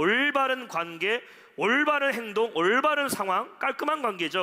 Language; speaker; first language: Korean; native; Korean